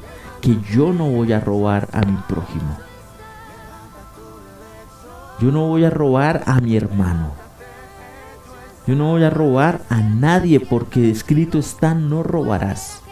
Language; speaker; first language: Spanish; native; Spanish